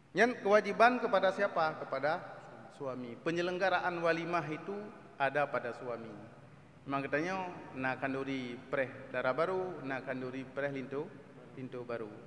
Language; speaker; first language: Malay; non-native, local second language; Achinese